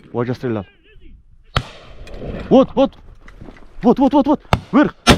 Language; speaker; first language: Russian; non-native, learner; Georgian